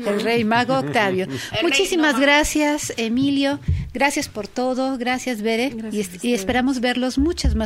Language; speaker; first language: Spanish; native; Spanish